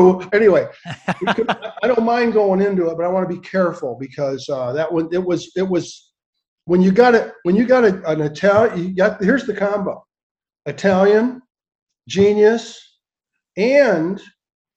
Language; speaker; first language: English; native; English